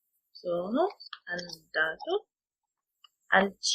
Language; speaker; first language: Italian; non-native, fluent; Arabic